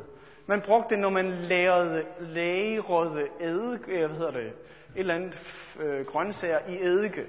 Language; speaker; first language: Danish; native; Danish